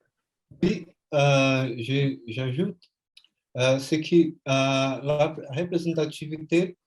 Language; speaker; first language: French; non-native, fluent; Portuguese